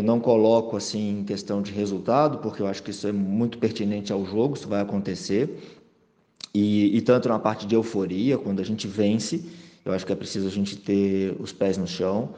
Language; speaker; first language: Portuguese; native; Portuguese